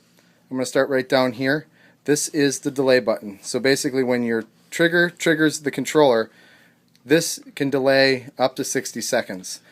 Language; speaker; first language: English; native; English